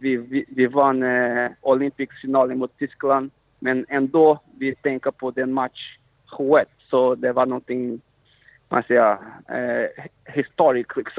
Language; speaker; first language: Swedish; non-native, fluent; Portuguese